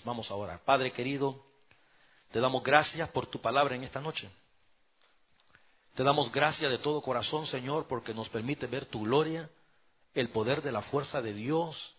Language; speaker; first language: Spanish; native; Spanish